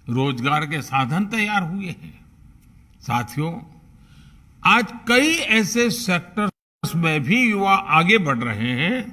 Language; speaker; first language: Hindi; non-native, local second language; Gujarati